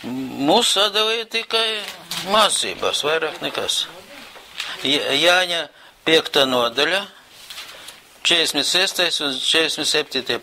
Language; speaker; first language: Latvian; non-native, local second language; Russian